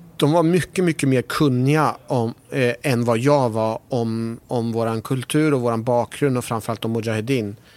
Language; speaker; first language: Swedish; early bilingual, other home language; Persian